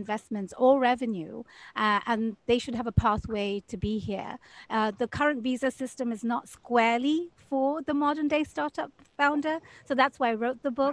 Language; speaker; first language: English; native; English